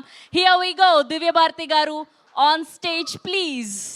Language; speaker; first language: Telugu; native; Telugu